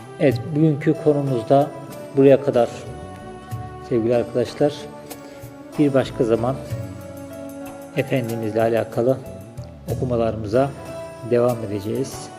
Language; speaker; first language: Turkish; native; Turkish